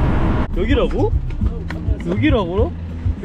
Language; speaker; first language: Korean; native; Korean